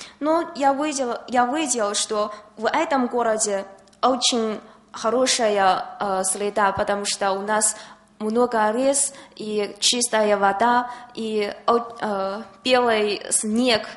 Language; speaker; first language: Russian; non-native, learner; Chinese